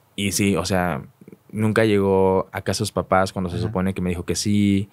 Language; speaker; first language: Spanish; native; Spanish